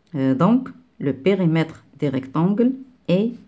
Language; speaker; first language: French; non-native, local second language; Arabic